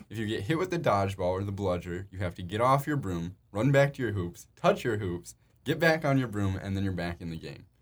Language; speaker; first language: English; native; English